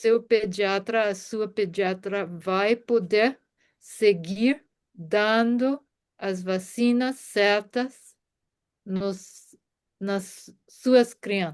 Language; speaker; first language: Portuguese; non-native, fluent; German